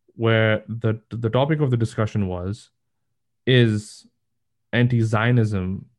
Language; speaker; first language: English; non-native, local second language; Urdu